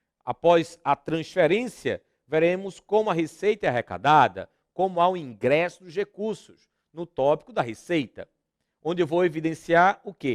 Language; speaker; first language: Portuguese; native; Portuguese